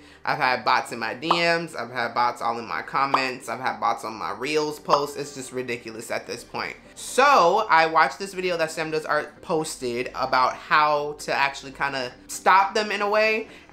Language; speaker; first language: English; native; English